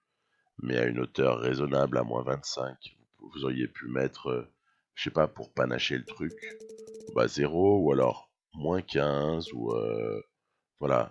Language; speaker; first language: French; native; French